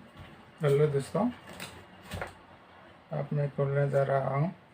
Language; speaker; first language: Hindi; non-native, learner; Bangla